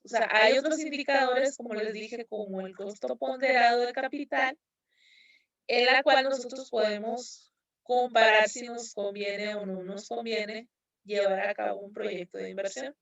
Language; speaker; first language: Spanish; native; Spanish